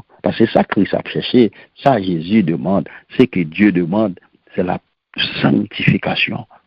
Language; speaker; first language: French; non-native, local second language; Haitian Creole